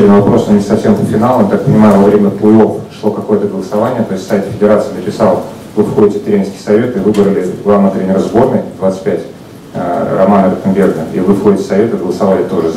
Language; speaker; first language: Russian; native; Russian